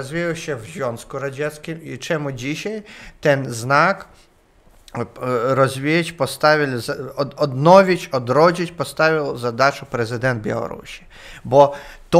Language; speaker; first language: Polish; non-native, learner; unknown